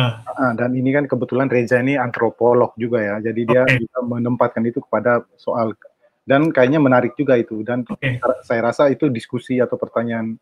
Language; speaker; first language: Indonesian; native; Indonesian